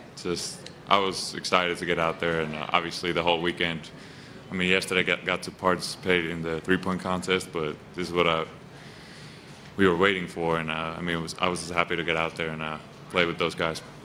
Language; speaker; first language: English; non-native, fluent; Finnish